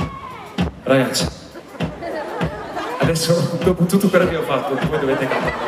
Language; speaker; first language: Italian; non-native, fluent; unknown